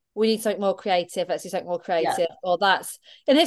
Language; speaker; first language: English; native; English